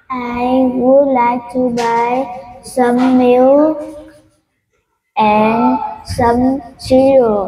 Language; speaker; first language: English; non-native, learner; Vietnamese